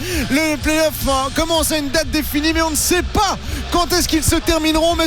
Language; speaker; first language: French; native; French